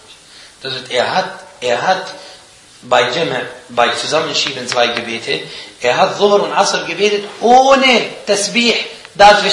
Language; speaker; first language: German; non-native, fluent; Arabic